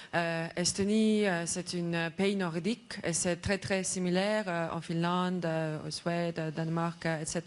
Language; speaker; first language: French; non-native, learner; Estonian